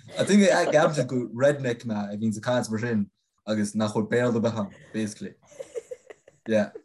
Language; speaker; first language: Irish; native; Irish